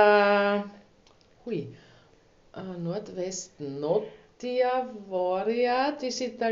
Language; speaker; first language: Greek; non-native, learner; German